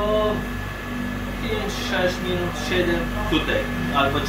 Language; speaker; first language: Polish; non-native, learner; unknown